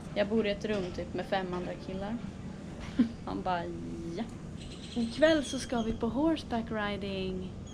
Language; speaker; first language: Swedish; native; Swedish